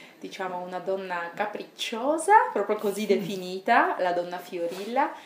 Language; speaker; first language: Italian; non-native, fluent; Georgian